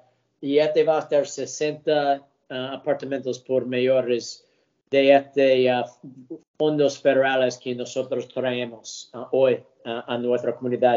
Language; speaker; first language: Spanish; early bilingual, heritage; English